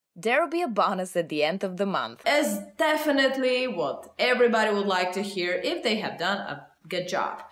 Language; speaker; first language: English; non-native, fluent; Bulgarian